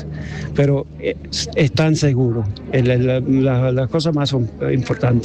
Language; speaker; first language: Spanish; non-native, learner; English